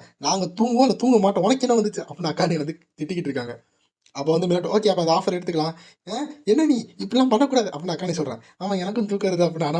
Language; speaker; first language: Tamil; native; Tamil